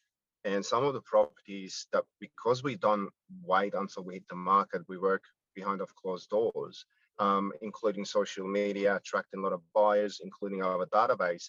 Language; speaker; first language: English; non-native, fluent; Greek